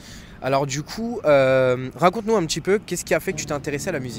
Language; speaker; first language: French; native; French